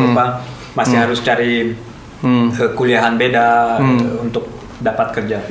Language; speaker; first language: Indonesian; early bilingual, heritage; German